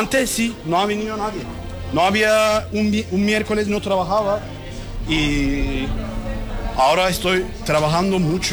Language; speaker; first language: Spanish; non-native, learner; Turkish